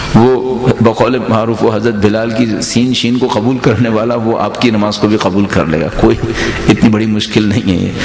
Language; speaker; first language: Urdu; native; Urdu